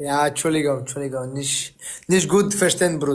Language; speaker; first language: German; non-native, learner; Romanian